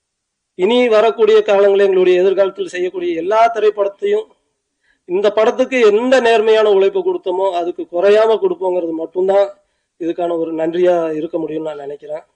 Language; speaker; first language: Tamil; native; Tamil